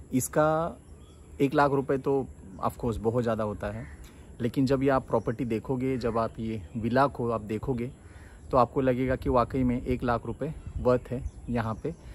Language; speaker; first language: Hindi; non-native, local second language; Marathi